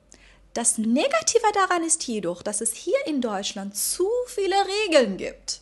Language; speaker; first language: German; non-native, fluent; Persian